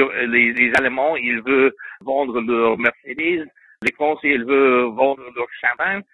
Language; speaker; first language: French; non-native, learner; English